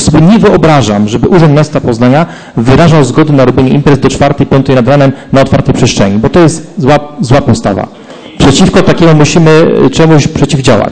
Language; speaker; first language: Polish; native; Polish